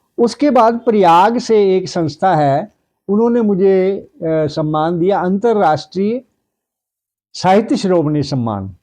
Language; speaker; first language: Hindi; non-native, local second language; Punjabi